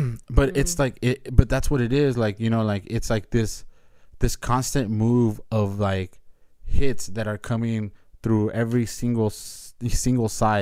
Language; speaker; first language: English; early bilingual, other home language; Spanish